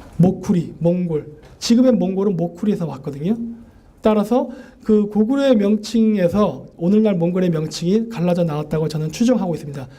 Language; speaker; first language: Korean; native; Korean